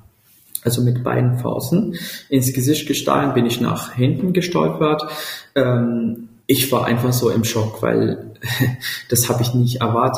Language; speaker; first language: German; non-native, fluent; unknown